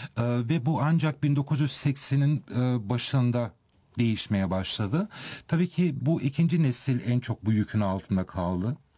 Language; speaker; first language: Turkish; early bilingual, heritage; Turkish